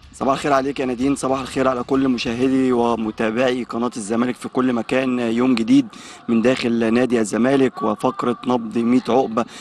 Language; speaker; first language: Arabic; native; Arabic